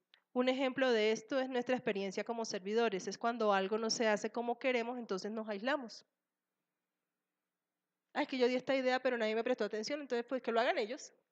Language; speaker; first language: Spanish; native; Spanish